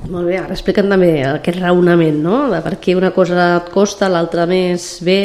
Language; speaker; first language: Catalan; native; Catalan